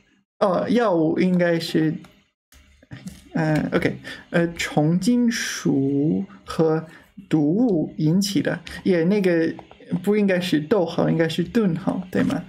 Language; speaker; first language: Chinese; non-native, learner; English